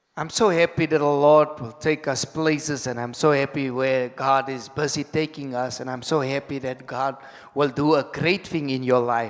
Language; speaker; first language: English; non-native, local second language; Afrikaans